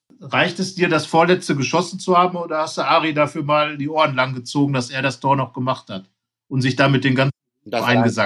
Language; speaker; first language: German; native; German